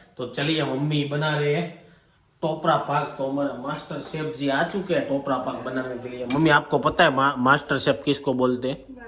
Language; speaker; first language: Hindi; non-native, local second language; Gujarati